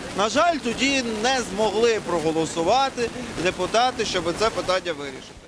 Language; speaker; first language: Ukrainian; native; Ukrainian